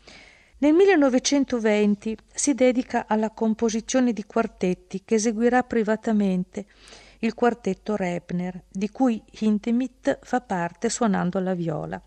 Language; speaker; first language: Italian; native; Italian